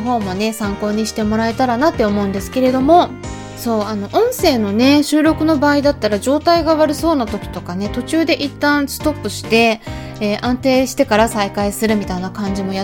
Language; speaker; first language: Japanese; native; Japanese